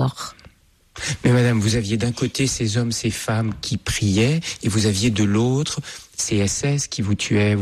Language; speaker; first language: French; native; French